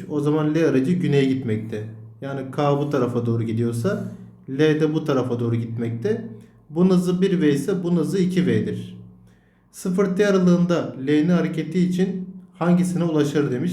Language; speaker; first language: Turkish; native; Turkish